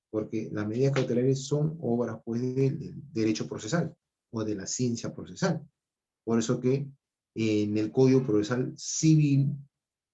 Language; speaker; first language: Spanish; native; Spanish